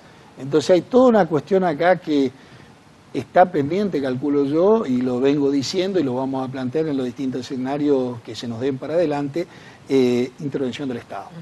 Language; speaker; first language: Spanish; native; Spanish